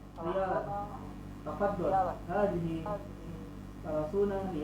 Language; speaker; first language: Arabic; non-native, learner; Indonesian